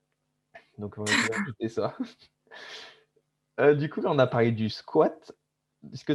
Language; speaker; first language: French; native; French